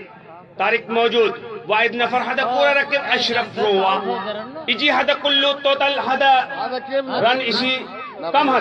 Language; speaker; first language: Arabic; non-native, learner; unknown